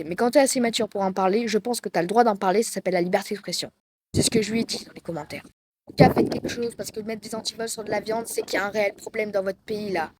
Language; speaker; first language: French; native; French